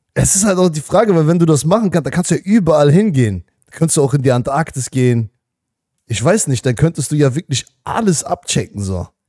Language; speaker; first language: German; native; German